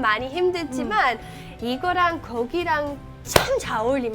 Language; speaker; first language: Korean; non-native, fluent; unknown